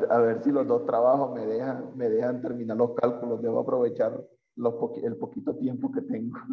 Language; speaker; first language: Spanish; native; Spanish